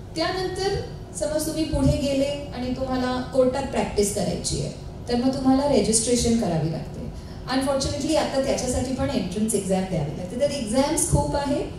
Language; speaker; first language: Marathi; non-native, local second language; Hindi